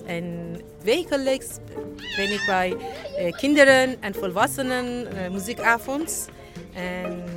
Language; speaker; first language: Dutch; non-native, learner; Persian